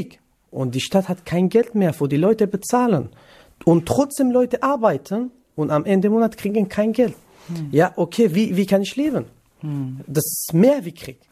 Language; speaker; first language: German; non-native, learner; Kurdish